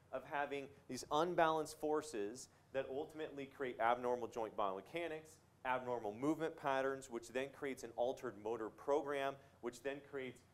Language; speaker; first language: English; native; English